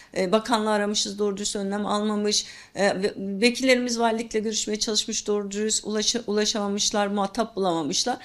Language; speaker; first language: Turkish; non-native, local second language; Kurdish